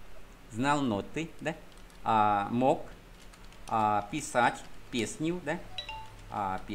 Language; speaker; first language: Russian; non-native, fluent; Vietnamese